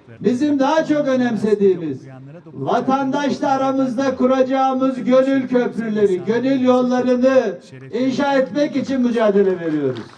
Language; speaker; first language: Turkish; native; Turkish